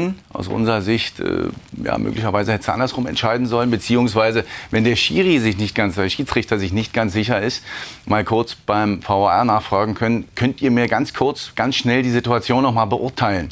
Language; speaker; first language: German; native; German